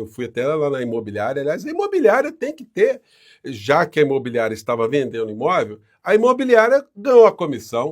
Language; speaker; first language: Portuguese; native; Portuguese